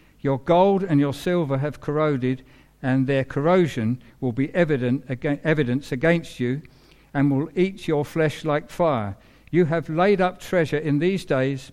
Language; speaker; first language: English; native; English